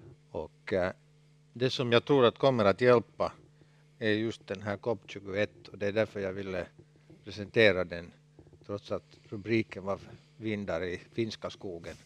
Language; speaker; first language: Swedish; non-native, local second language; Finnish